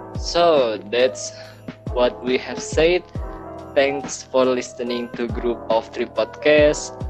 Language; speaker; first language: English; non-native, learner; Indonesian